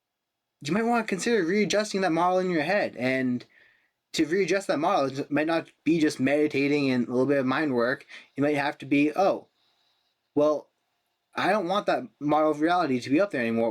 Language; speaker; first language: English; native; English